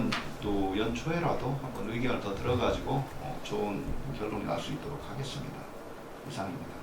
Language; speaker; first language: Korean; native; Korean